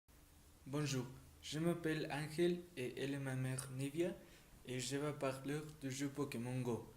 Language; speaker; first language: French; non-native, learner; Spanish